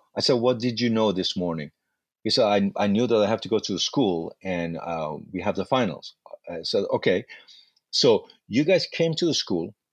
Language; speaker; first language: English; non-native, fluent; Persian